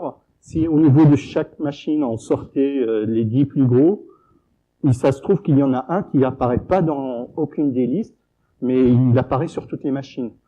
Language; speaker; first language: French; native; French